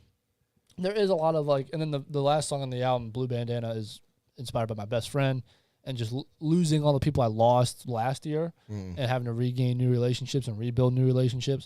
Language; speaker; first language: English; native; English